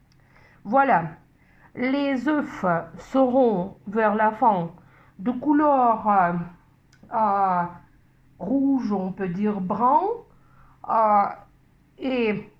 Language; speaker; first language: French; non-native, fluent; Russian